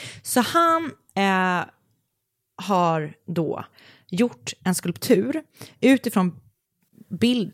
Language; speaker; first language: Swedish; native; Swedish